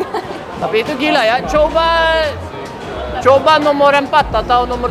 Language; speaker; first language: Indonesian; non-native, fluent; Norwegian